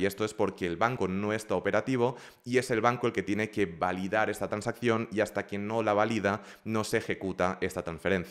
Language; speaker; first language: Spanish; native; Spanish